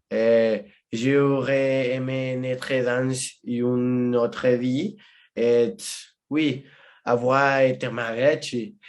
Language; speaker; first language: French; non-native, learner; Spanish